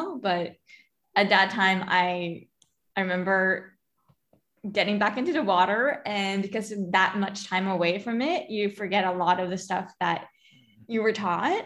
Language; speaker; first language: English; non-native, local second language; Filipino